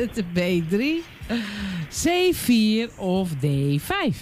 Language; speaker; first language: Dutch; native; Dutch